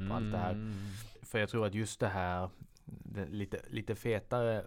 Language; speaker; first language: Swedish; native; Swedish